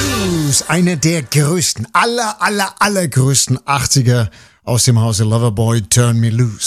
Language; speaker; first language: German; native; German